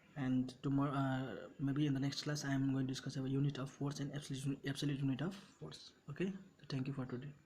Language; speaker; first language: English; non-native, local second language; Nepali